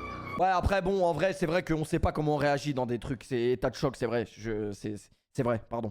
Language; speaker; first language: French; native; French